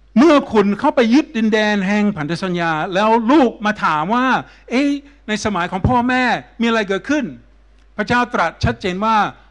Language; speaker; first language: Thai; non-native, fluent; English